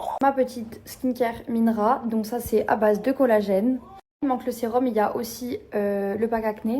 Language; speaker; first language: French; native; French